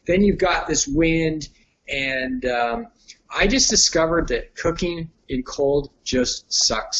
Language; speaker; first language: English; native; English